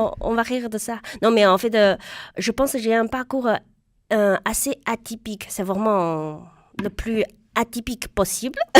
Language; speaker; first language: French; non-native, fluent; Chinese